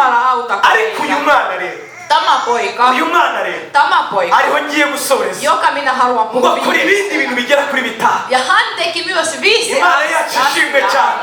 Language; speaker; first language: Finnish; non-native, learner; Kinyarwanda